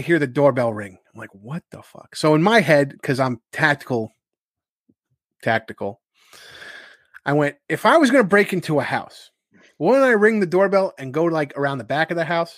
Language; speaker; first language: English; native; English